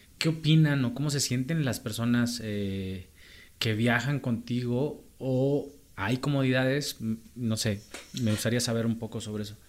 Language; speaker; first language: Spanish; native; Spanish